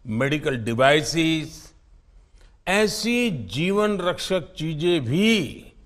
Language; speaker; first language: Hindi; non-native, local second language; Gujarati